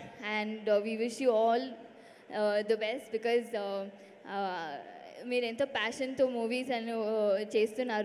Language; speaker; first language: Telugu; non-native, learner; Tamil